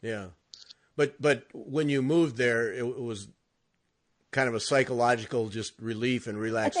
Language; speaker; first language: English; native; English